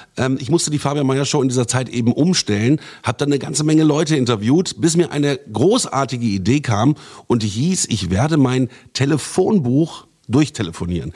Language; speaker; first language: German; native; German